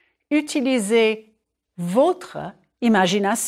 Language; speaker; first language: French; non-native, fluent; English